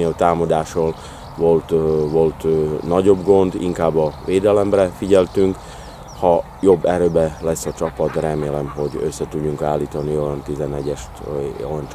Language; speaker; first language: Hungarian; non-native, fluent; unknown